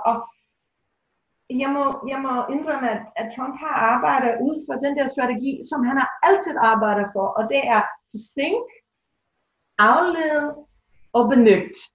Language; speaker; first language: Danish; non-native, fluent; English